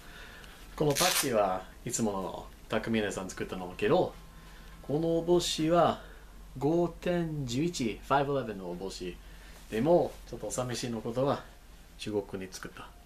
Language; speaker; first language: Japanese; non-native, learner; English